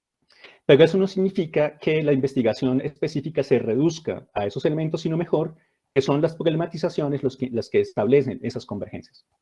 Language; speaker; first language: Spanish; native; Spanish